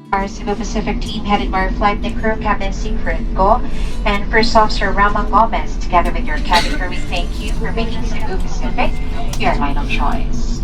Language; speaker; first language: English; non-native, local second language; Filipino